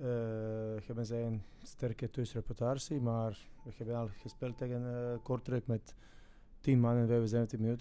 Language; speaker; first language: Dutch; non-native, fluent; Croatian